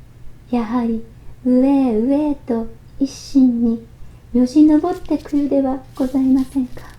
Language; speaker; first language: Japanese; native; Japanese